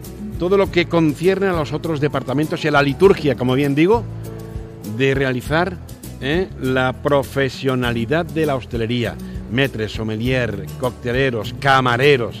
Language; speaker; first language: Spanish; native; Spanish